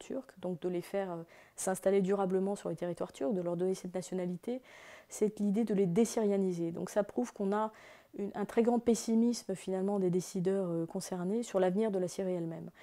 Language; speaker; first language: French; native; French